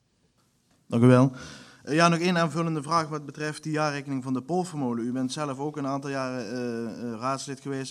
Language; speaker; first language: Dutch; native; Dutch